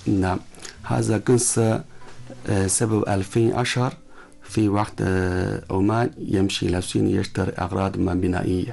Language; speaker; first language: Arabic; non-native, learner; Chinese